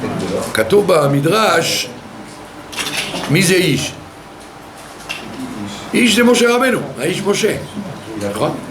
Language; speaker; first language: Hebrew; non-native, fluent; French